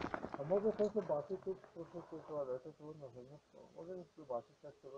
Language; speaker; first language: Polish; non-native, learner; Ukrainian